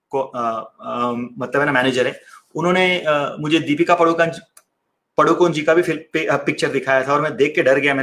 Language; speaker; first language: Hindi; native; Hindi